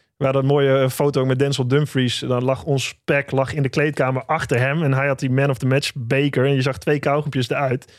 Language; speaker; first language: Dutch; native; Dutch